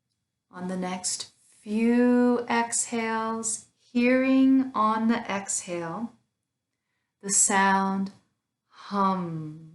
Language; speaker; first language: English; native; English